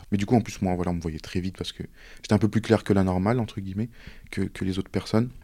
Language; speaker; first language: French; native; French